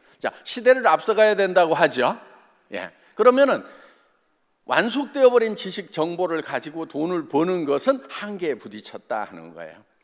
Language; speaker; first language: Korean; native; Korean